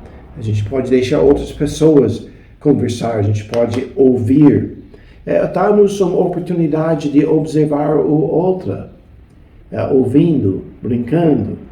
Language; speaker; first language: Portuguese; non-native, fluent; English